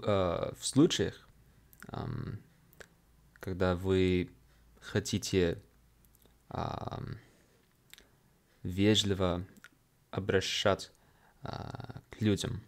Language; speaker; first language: Russian; non-native, fluent; English